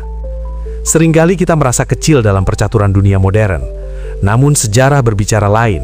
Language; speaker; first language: Indonesian; native; Indonesian